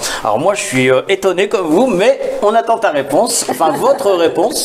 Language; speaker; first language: French; native; French